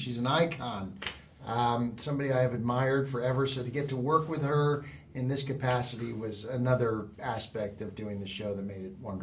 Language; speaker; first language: English; native; English